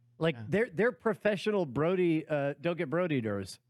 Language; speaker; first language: English; native; English